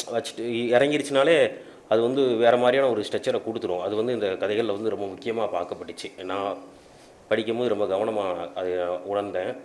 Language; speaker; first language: Tamil; native; Tamil